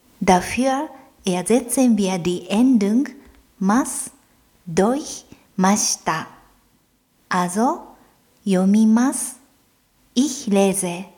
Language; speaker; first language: German; non-native, fluent; Japanese